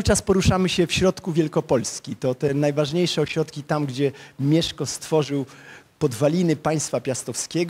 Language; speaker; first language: Polish; native; Polish